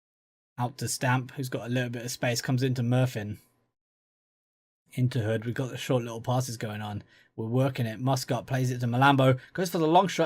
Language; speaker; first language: English; native; English